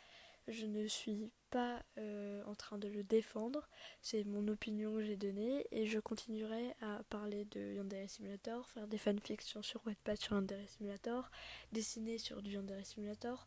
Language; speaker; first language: French; native; French